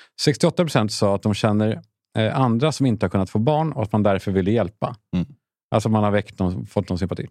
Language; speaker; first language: Swedish; native; Swedish